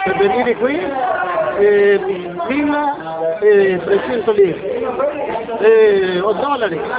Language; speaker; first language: Italian; early bilingual, heritage; Italian